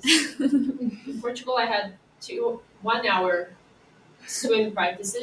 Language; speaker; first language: English; non-native, fluent; Portuguese